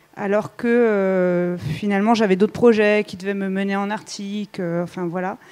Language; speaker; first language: French; native; French